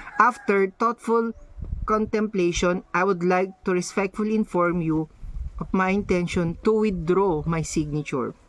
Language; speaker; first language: English; non-native, local second language; Filipino